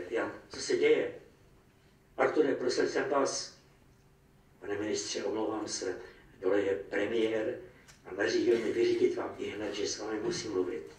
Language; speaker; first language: Czech; native; Czech